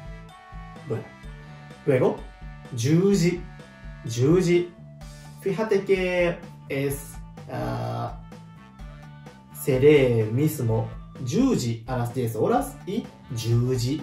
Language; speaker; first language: Spanish; non-native, learner; Japanese